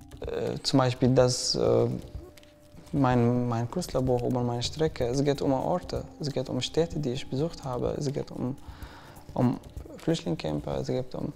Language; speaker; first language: German; non-native, fluent; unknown